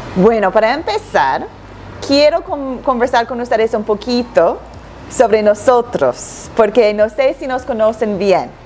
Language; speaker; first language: Spanish; non-native, fluent; English